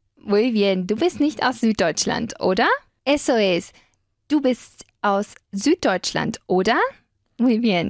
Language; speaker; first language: German; non-native, fluent; Spanish